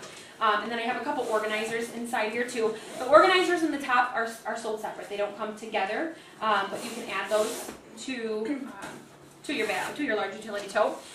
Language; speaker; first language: English; native; English